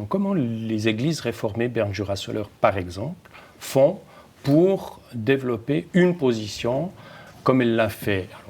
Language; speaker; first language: French; native; French